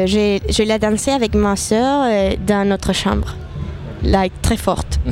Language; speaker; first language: French; non-native, learner; Spanish